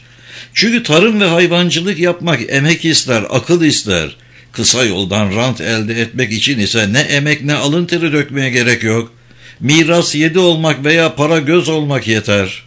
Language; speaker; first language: Turkish; native; Turkish